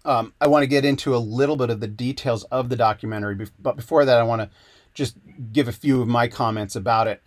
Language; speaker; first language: English; native; English